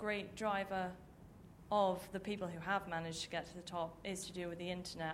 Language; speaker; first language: English; native; English